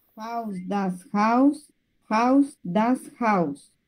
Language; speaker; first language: German; non-native, learner; Spanish